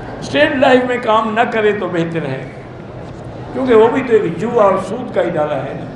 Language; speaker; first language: Urdu; native; Urdu